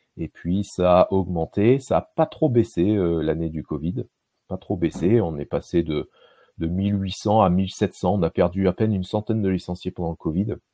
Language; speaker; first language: French; native; French